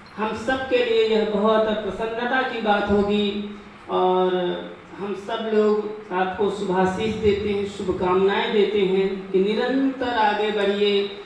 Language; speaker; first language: Hindi; native; Hindi